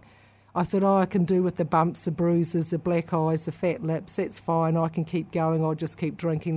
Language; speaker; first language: English; native; English